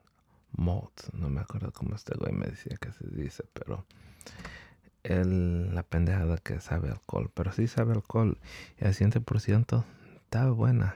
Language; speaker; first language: Spanish; early bilingual, heritage; Spanish